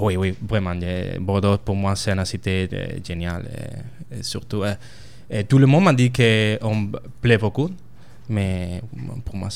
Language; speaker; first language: French; non-native, learner; Spanish